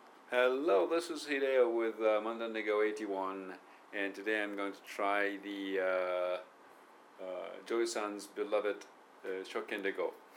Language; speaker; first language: English; non-native, fluent; Japanese